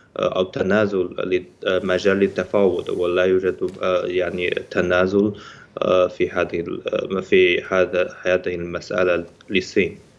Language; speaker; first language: Arabic; non-native, fluent; Chinese